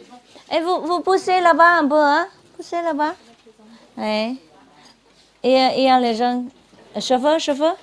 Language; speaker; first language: French; non-native, learner; Vietnamese